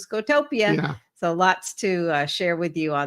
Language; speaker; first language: English; native; English